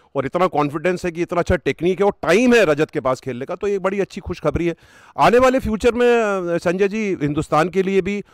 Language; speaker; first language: Hindi; native; Hindi